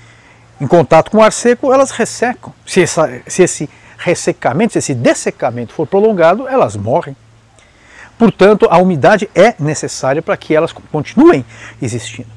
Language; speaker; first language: Portuguese; native; Portuguese